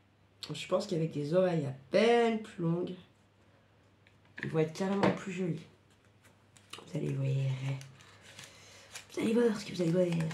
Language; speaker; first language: French; native; French